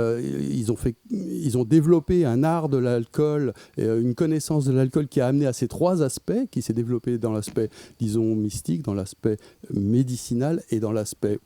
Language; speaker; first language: French; native; French